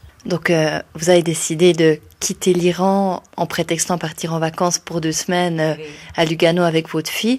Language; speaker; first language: French; native; French